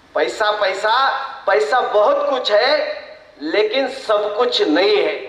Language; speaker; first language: Hindi; non-native, local second language; Marathi